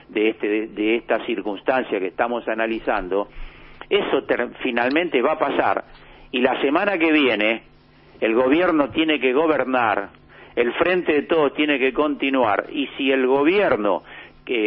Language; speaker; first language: Spanish; native; Spanish